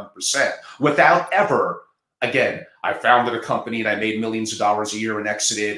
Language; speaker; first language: English; native; English